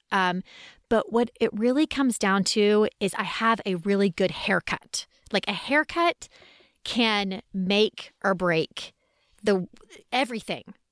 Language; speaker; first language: English; native; English